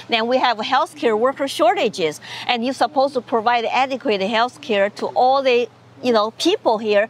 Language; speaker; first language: English; non-native, fluent; Chinese